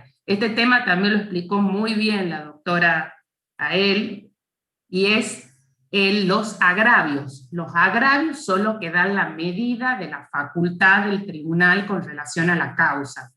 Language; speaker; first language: Spanish; native; Spanish